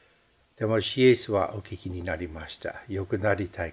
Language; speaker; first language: Japanese; non-native, fluent; English